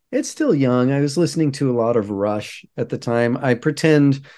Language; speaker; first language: English; native; English